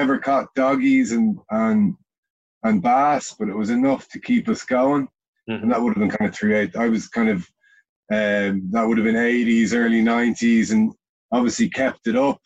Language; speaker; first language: English; native; English